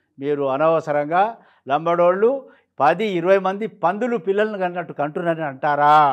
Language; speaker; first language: Telugu; non-native, local second language; Lambadi